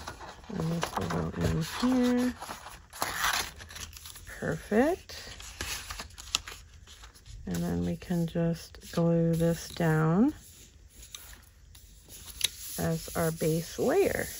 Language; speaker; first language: English; native; English